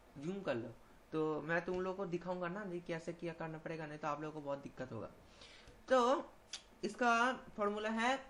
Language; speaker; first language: Hindi; non-native, local second language; Bangla